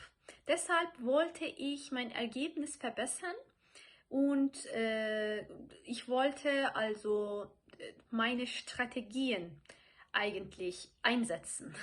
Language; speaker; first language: German; non-native, fluent; Turkish